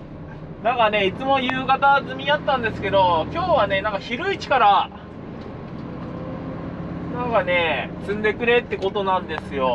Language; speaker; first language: Japanese; native; Japanese